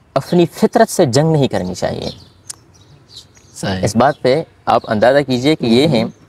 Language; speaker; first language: Urdu; non-native, local second language; Pashto